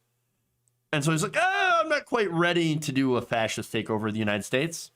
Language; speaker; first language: English; native; English